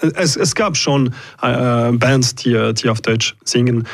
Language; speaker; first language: German; non-native, local second language; French